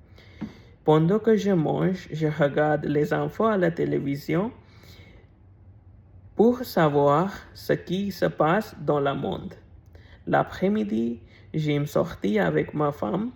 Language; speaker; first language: French; non-native, learner; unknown